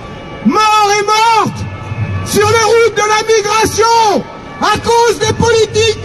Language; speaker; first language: French; native; French